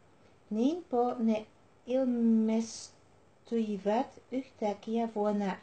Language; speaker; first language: Finnish; non-native, learner; Dutch